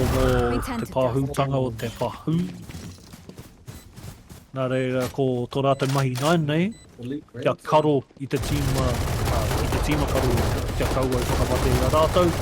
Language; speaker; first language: Māori; non-native, local second language; English